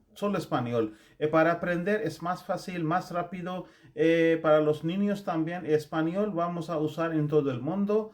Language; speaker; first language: Spanish; non-native, learner; Urdu